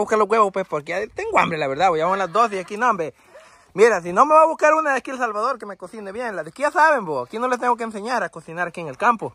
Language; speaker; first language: Spanish; native; Spanish